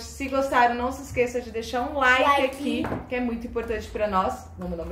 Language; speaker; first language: Portuguese; native; Portuguese